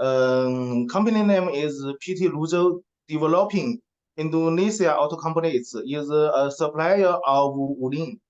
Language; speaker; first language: English; non-native, learner; Chinese